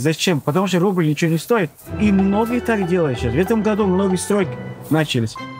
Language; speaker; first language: Russian; native; Russian